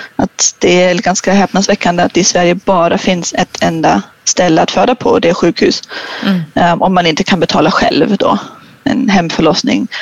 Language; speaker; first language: Swedish; non-native, fluent; German